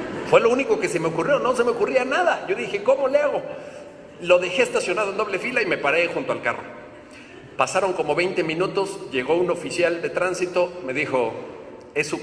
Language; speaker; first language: Spanish; native; Spanish